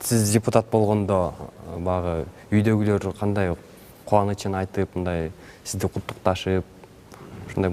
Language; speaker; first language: Kyrgyz; native; Kyrgyz